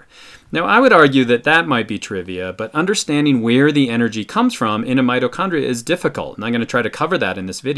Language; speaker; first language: English; native; English